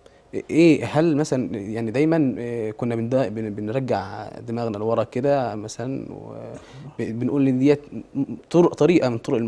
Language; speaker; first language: Arabic; native; Arabic